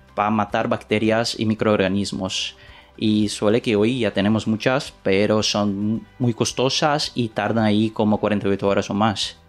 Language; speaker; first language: Spanish; non-native, learner; Portuguese